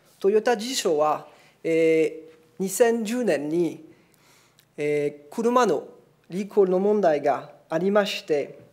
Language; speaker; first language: Japanese; non-native, fluent; French